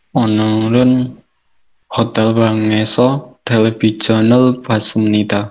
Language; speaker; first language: Korean; non-native, learner; Indonesian